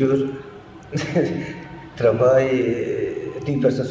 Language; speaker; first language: French; non-native, learner; Turkish